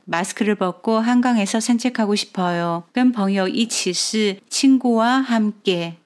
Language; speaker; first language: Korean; non-native, fluent; Chinese